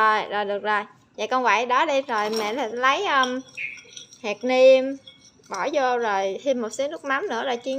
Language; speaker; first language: Vietnamese; native; Vietnamese